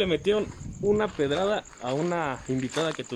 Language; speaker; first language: Spanish; native; Spanish